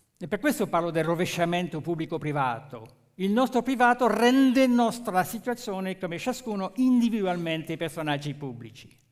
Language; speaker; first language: Italian; non-native, fluent; French